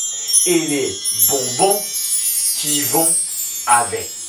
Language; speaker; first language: French; native; French